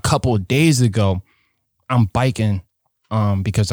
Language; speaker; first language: English; native; English